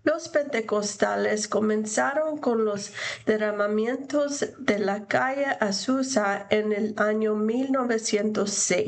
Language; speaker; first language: Spanish; non-native, fluent; English